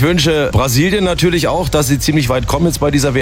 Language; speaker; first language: German; native; German